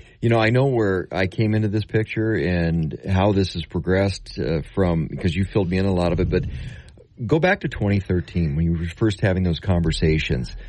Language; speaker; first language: English; native; English